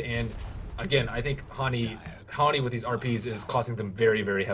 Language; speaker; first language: English; native; English